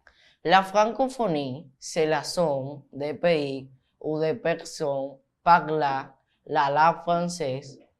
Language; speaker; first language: French; non-native, learner; Spanish